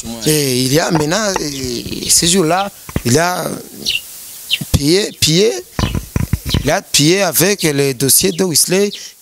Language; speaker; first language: French; non-native, learner; Rundi